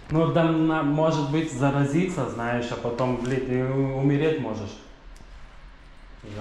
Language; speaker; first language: Russian; non-native, local second language; Lithuanian